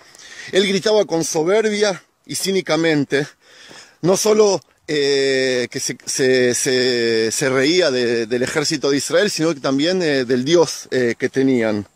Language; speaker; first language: Spanish; native; Spanish